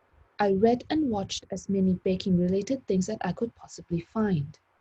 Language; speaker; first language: English; non-native, fluent; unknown